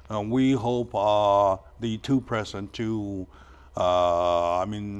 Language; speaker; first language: English; non-native, fluent; Chinese